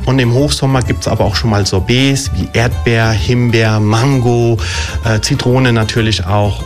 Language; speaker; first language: German; early bilingual, other home language; Italian